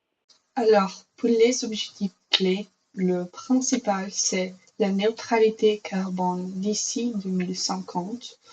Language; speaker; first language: French; non-native, fluent; Portuguese